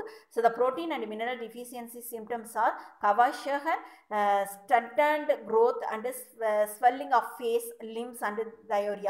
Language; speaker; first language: English; non-native, local second language; Tamil